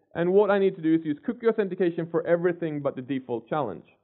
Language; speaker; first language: English; non-native, fluent; Swedish